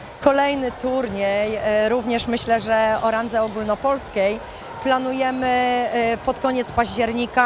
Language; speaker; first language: Polish; native; Polish